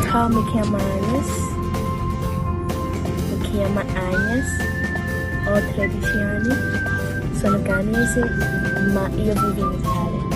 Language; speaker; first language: Italian; non-native, learner; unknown